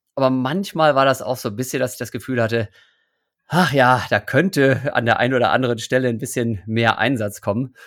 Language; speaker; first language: German; native; German